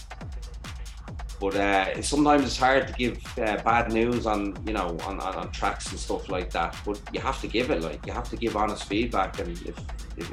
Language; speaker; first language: English; native; English